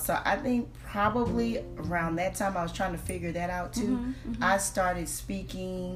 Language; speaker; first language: English; native; English